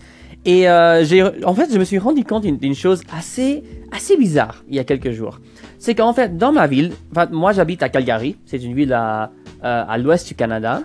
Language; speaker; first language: French; non-native, fluent; English